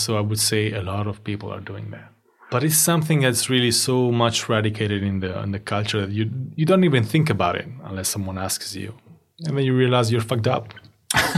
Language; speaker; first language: English; non-native, fluent; Italian